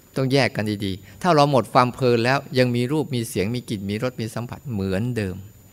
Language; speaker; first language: Thai; native; Thai